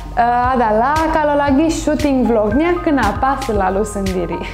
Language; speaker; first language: Indonesian; non-native, learner; Romanian